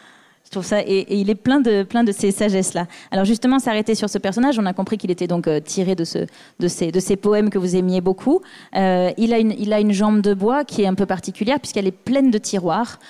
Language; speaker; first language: French; native; French